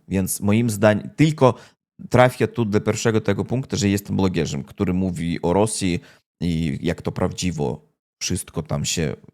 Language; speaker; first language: Polish; non-native, learner; Russian